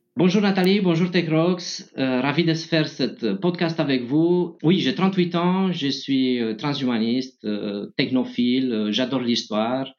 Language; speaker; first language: French; non-native, fluent; Romanian